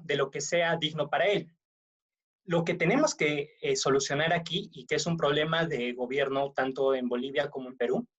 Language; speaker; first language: Spanish; native; Spanish